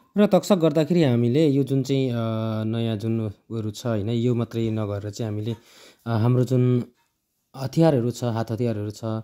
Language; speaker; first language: Nepali; non-native, local second language; Limbu